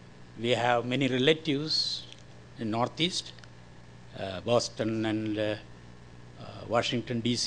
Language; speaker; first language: English; non-native, local second language; Malayalam